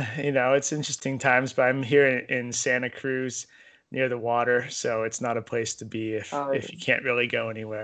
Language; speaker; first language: English; native; English